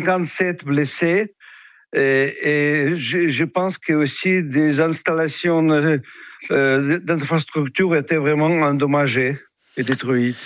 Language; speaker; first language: French; non-native, fluent; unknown